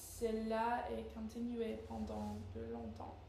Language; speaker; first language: French; non-native, learner; English